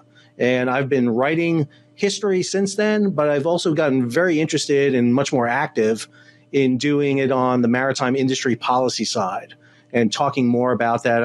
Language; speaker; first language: English; native; English